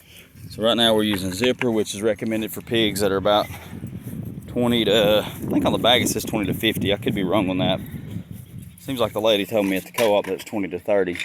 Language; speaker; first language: English; native; English